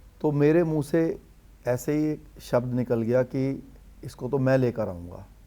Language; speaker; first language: Hindi; native; Hindi